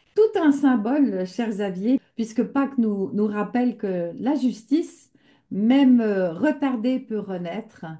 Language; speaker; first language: French; native; French